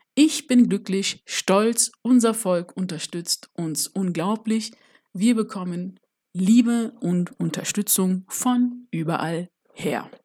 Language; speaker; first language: German; early bilingual, other home language; Turkish